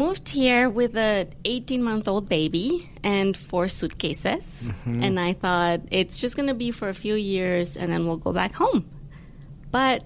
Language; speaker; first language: English; non-native, fluent; Spanish